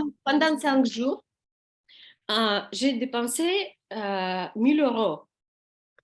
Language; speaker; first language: French; non-native, learner; Russian